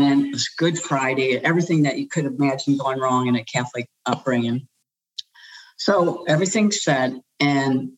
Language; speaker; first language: English; native; English